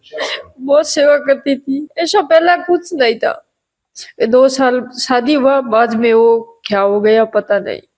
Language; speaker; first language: Hindi; non-native, local second language; Marwari